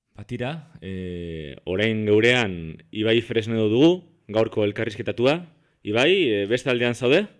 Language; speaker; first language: Basque; native; Basque